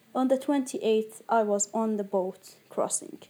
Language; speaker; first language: English; non-native, fluent; Arabic